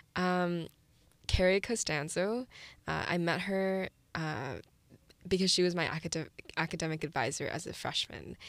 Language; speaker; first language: English; early bilingual, other home language; Chinese